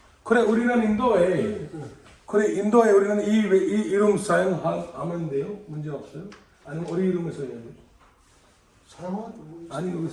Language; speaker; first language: Korean; non-native, learner; Hindi